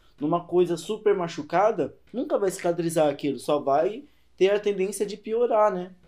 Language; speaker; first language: Portuguese; native; Portuguese